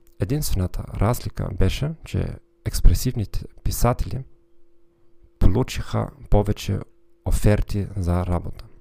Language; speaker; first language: Bulgarian; non-native, learner; German